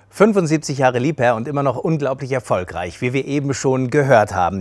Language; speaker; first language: German; native; German